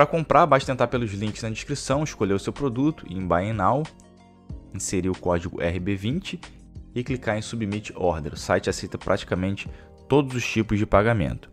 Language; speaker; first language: Portuguese; native; Portuguese